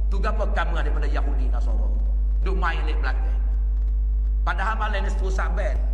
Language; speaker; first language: Malay; native; Malay